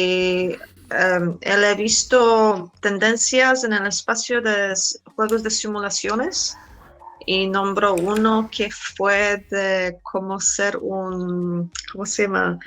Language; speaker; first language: Spanish; non-native, fluent; Polish